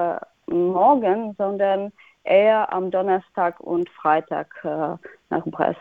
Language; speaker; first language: German; non-native, fluent; Polish